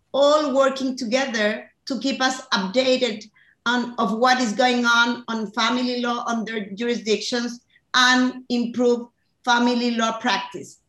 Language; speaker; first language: English; non-native, fluent; Spanish